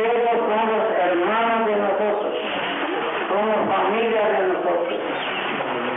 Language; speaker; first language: Spanish; non-native, local second language; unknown